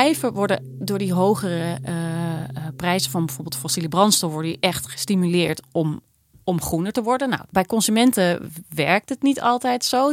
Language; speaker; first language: Dutch; native; Dutch